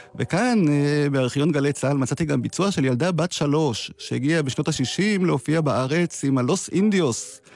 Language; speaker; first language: Hebrew; native; Hebrew